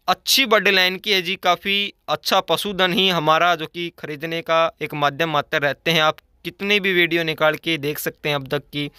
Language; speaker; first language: Hindi; native; Hindi